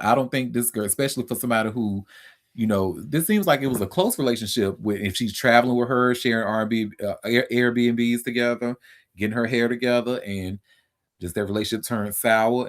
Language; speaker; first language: English; native; English